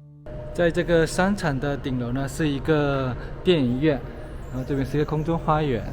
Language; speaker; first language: Chinese; native; Chinese